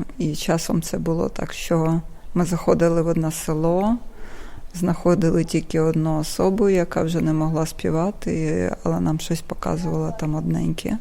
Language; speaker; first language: Ukrainian; native; Ukrainian